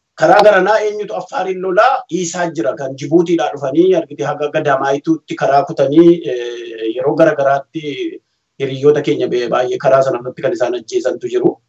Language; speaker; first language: Oromo; native; Oromo